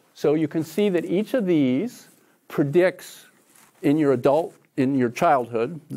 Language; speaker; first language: English; native; English